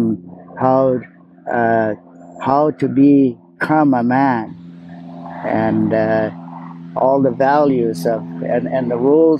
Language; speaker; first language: English; native; English